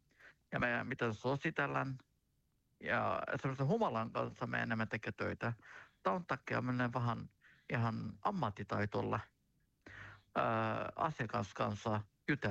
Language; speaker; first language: Finnish; non-native, learner; Turkish